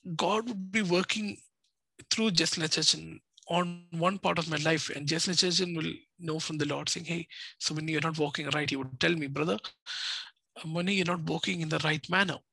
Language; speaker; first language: English; non-native, local second language; Malayalam